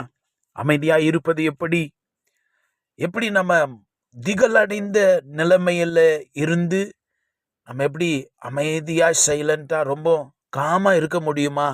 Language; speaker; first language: Tamil; native; Tamil